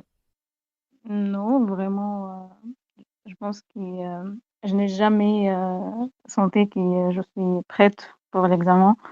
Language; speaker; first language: French; non-native, fluent; Arabic